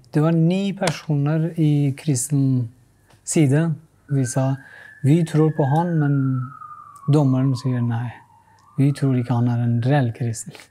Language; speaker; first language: Norwegian; non-native, fluent; Kurdish